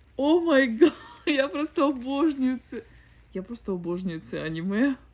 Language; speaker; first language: Ukrainian; non-native, local second language; Russian